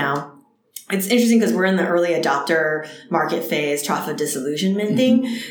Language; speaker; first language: English; early bilingual, other home language; Cantonese